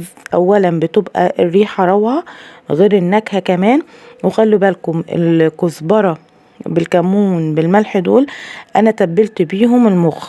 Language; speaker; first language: Arabic; native; Arabic